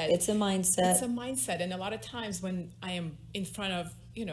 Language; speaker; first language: English; non-native, fluent; Russian